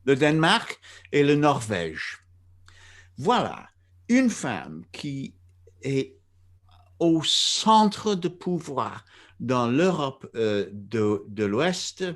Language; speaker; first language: French; non-native, fluent; English